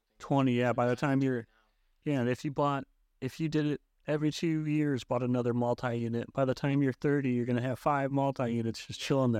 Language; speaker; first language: English; native; English